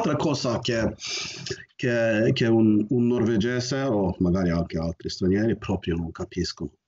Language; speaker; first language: Italian; non-native, fluent; Norwegian